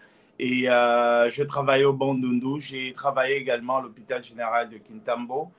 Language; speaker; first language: French; non-native, local second language; Lingala